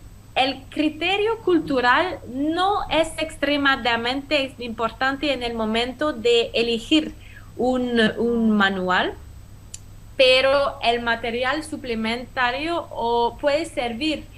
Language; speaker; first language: Spanish; non-native, fluent; French